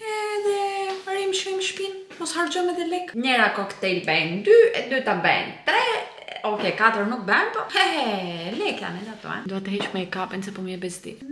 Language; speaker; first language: Albanian; early bilingual, heritage; Albanian